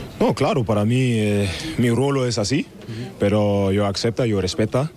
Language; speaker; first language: Spanish; non-native, learner; German